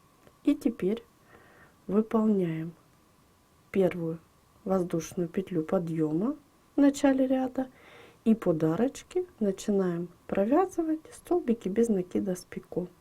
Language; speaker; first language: Russian; native; Russian